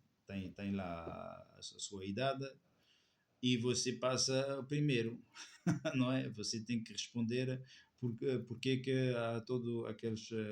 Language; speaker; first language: Portuguese; non-native, fluent; French